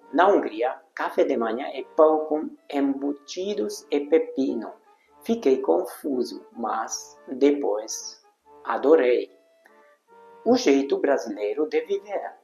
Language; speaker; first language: Portuguese; non-native, fluent; Hungarian